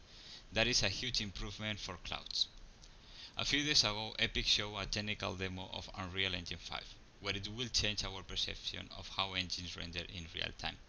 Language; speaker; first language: English; non-native, fluent; Spanish